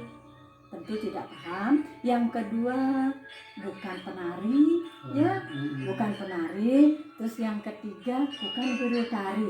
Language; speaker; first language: Indonesian; non-native, local second language; Balinese